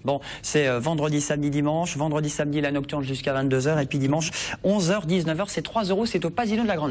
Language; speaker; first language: French; native; French